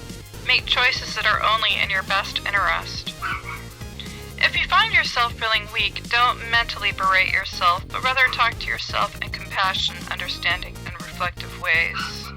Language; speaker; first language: English; native; English